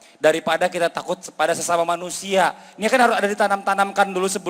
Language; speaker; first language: Indonesian; native; Indonesian